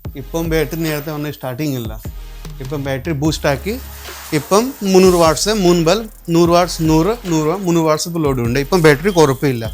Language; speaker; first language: Malayalam; non-native, learner; Kannada